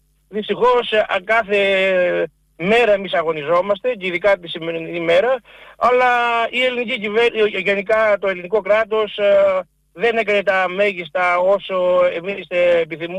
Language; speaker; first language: Greek; native; Greek